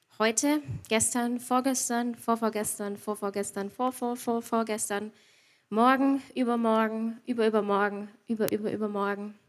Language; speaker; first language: German; native; German